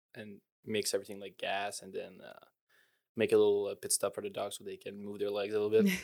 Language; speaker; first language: English; native; English